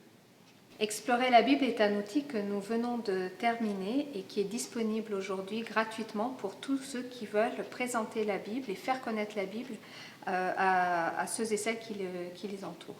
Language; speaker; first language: French; native; French